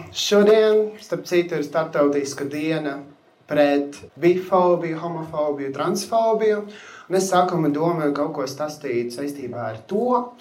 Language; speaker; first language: Latvian; non-native, local second language; Russian